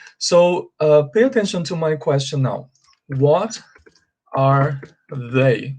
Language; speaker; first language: English; non-native, fluent; Portuguese